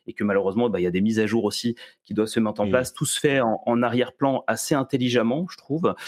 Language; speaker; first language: French; early bilingual, other home language; Serbian